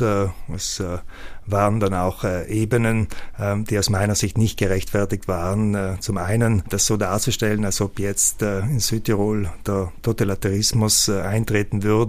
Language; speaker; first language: German; native; German